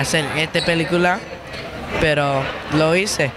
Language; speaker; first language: Spanish; early bilingual, heritage; English